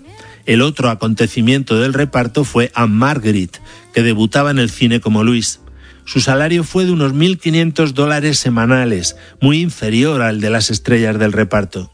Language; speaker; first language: Spanish; native; Spanish